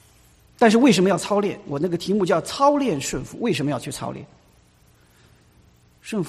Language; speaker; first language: Chinese; native; Chinese